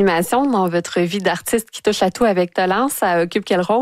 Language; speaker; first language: French; native; French